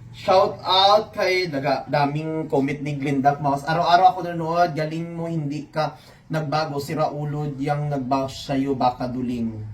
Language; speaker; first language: Filipino; non-native, local second language; Cebuano